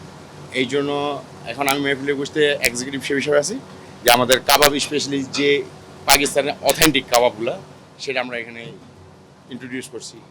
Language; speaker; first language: Bangla; early bilingual, heritage; Bangla